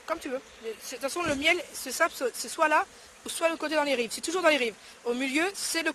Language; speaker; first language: French; native; French